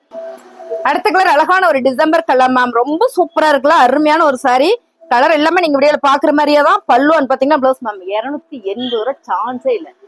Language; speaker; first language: Tamil; native; Tamil